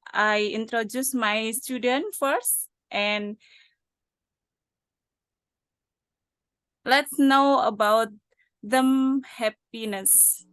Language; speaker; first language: English; non-native, learner; Indonesian